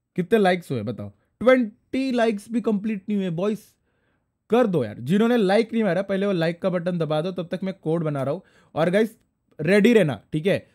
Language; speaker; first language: Hindi; non-native, local second language; Marathi